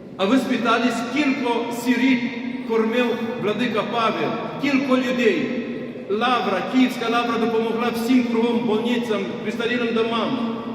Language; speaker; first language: Ukrainian; non-native, local second language; Russian